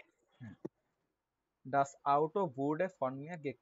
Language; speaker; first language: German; non-native, learner; Bangla